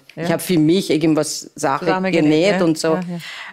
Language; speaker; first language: German; non-native, learner; Persian